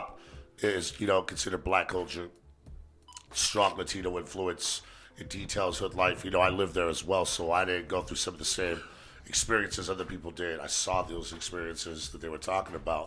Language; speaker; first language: English; native; English